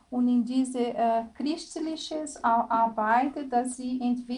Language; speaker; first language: German; non-native, learner; Portuguese